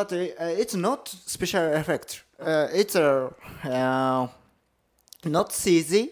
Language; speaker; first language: English; non-native, learner; Japanese